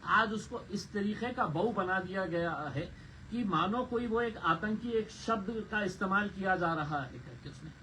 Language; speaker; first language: Hindi; non-native, local second language; Marathi